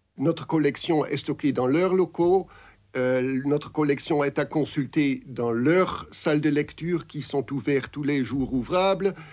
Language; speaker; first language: French; non-native, local second language; Dutch